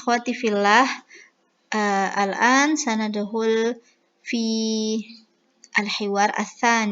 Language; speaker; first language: Arabic; non-native, fluent; Indonesian